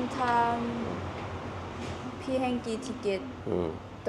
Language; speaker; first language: Korean; non-native, learner; Thai